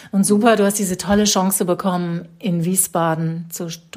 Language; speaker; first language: German; native; German